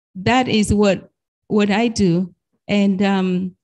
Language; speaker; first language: English; non-native, fluent; Arabic